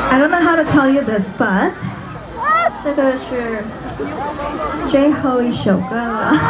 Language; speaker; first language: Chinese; non-native, learner; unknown